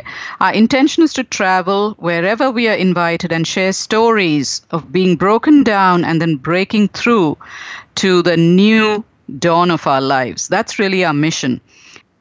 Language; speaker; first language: English; non-native, local second language; Tamil